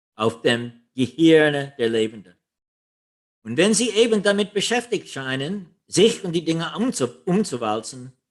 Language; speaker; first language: German; non-native, learner; English